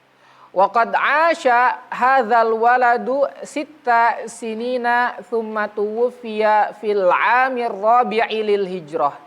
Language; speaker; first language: Arabic; non-native, fluent; Indonesian